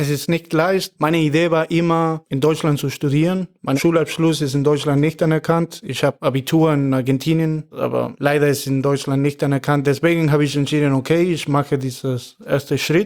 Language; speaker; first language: German; non-native, fluent; Spanish